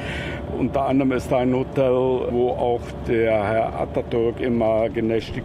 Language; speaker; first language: German; native; German